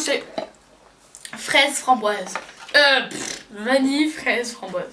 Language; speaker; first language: French; native; French